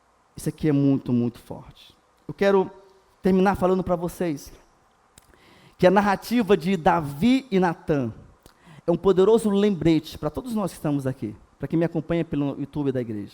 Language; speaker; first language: Portuguese; native; Portuguese